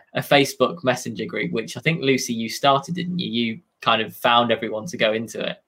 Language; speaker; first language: English; native; English